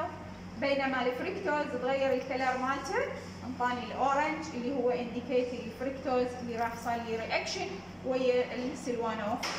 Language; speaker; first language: Arabic; native; Arabic